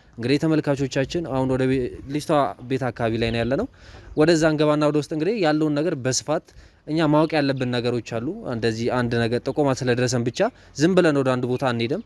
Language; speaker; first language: Amharic; native; Amharic